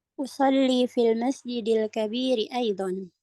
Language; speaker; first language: Arabic; non-native, learner; Indonesian